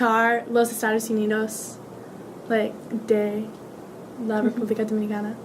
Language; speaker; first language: Spanish; non-native, learner; English